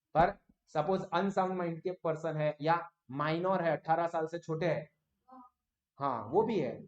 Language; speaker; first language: Hindi; non-native, local second language; Gujarati